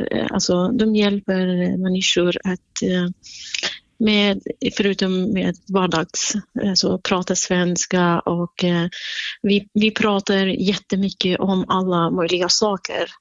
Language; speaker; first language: Swedish; non-native, fluent; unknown